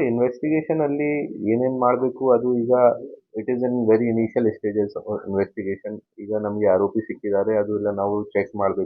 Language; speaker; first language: Kannada; non-native, fluent; Hindi